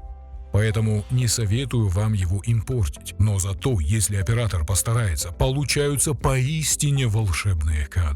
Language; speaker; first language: Russian; native; Russian